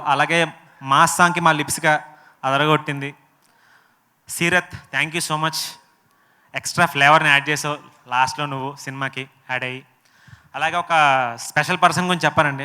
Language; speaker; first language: Telugu; native; Telugu